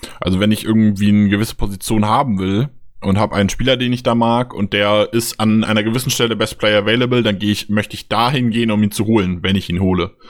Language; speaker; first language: German; native; German